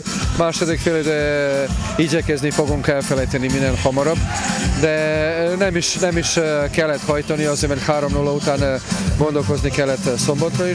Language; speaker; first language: Hungarian; non-native, fluent; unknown